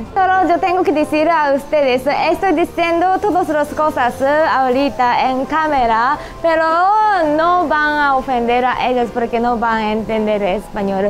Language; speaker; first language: Spanish; non-native, learner; Japanese